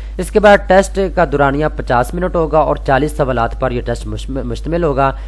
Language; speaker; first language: Urdu; native; Urdu